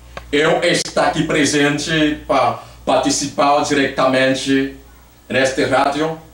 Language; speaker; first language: Portuguese; non-native, learner; Haitian Creole